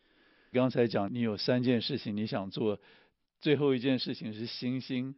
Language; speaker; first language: Chinese; native; Chinese